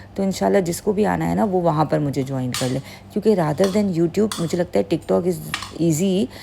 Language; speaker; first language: Urdu; native; Urdu